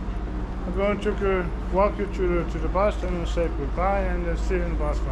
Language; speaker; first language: English; non-native, learner; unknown